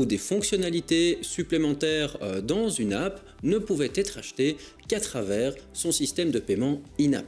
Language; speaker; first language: French; native; French